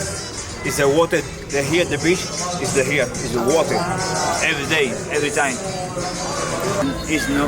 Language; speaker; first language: English; non-native, learner; Spanish